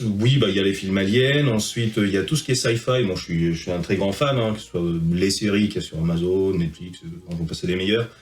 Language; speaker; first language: French; early bilingual, heritage; French